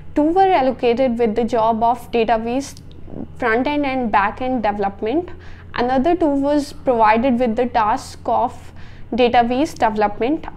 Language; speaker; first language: English; non-native, local second language; Punjabi